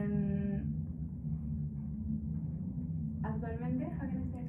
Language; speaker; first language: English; non-native, learner; Spanish